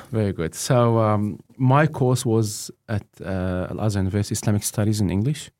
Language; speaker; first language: English; non-native, fluent; Arabic